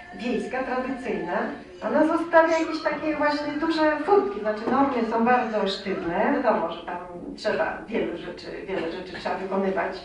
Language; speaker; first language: Polish; native; Polish